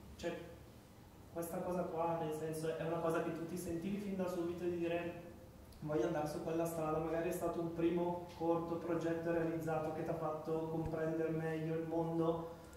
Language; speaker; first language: Italian; native; Italian